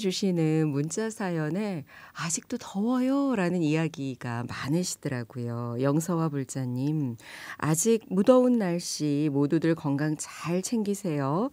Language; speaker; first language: Korean; native; Korean